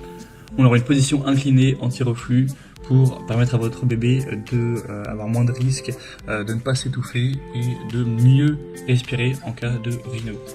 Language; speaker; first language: French; native; French